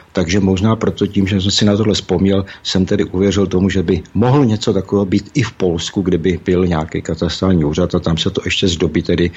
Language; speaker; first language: Czech; native; Czech